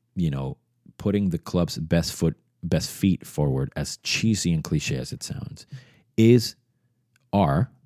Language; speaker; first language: English; early bilingual, other home language; Spanish